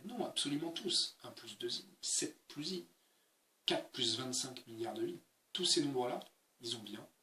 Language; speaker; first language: French; native; French